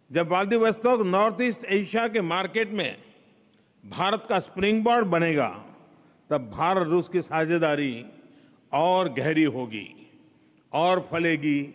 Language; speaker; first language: Hindi; non-native, local second language; Gujarati